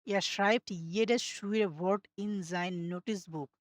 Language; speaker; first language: German; non-native, learner; Bangla